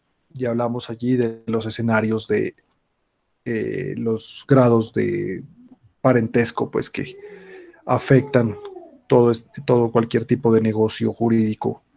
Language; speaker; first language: Spanish; native; Spanish